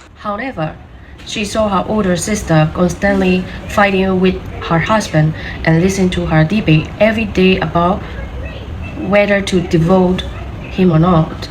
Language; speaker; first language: English; non-native, learner; Burmese